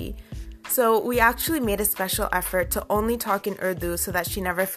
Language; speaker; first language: English; early bilingual, other home language; Urdu